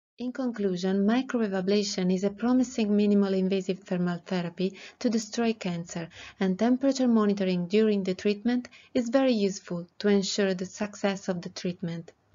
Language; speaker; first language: English; non-native, fluent; Italian